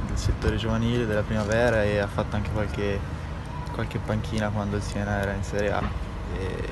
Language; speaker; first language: Italian; native; Italian